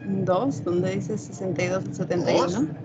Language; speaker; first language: Spanish; native; Spanish